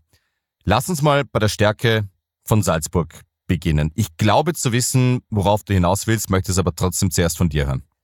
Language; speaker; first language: German; native; German